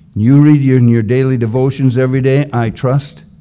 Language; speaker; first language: English; native; English